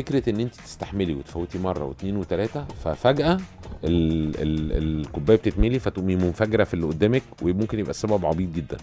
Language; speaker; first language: Arabic; native; Arabic